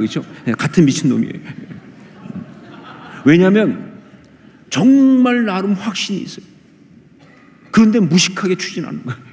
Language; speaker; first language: Korean; native; Korean